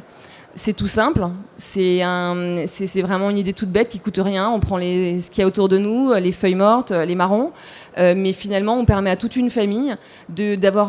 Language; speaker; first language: French; native; French